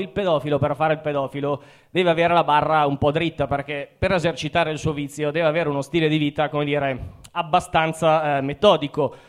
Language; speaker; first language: Italian; native; Italian